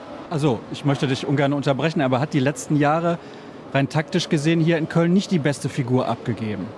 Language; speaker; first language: German; native; German